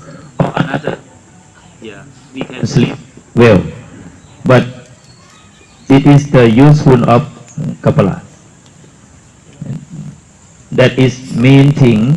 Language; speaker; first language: English; non-native, learner; Thai